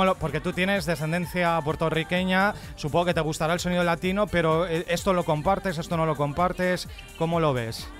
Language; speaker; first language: Spanish; native; Spanish